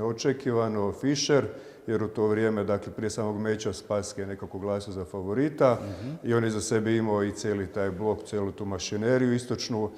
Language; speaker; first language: Croatian; native; Croatian